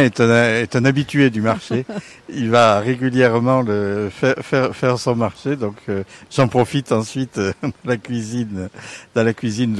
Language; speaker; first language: French; native; French